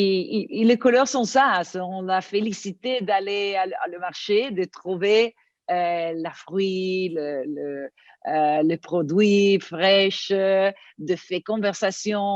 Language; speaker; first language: French; non-native, fluent; Italian